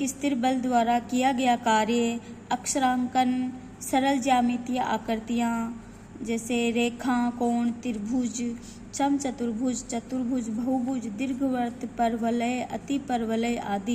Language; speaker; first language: Hindi; native; Hindi